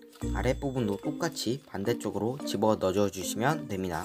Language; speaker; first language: Korean; native; Korean